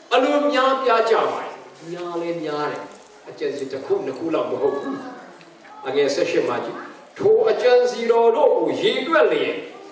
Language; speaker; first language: Burmese; non-native, local second language; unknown